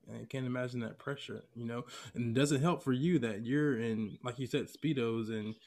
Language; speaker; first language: English; native; English